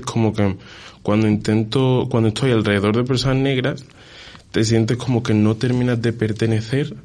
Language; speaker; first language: Spanish; early bilingual, other home language; Igbo